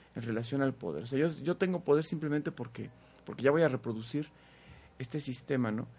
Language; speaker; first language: Spanish; native; Spanish